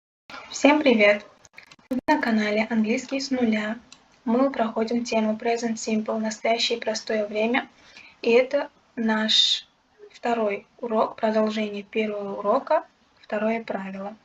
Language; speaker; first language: Russian; non-native, local second language; Uzbek